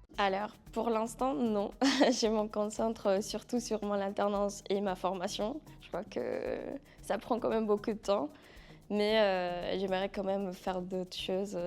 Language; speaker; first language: French; non-native, fluent; Spanish